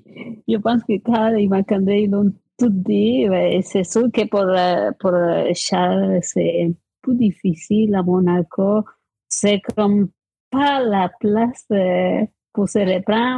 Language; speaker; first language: French; non-native, fluent; Spanish